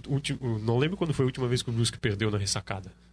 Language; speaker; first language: Portuguese; native; Portuguese